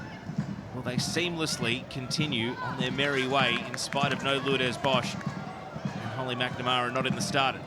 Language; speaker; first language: English; native; English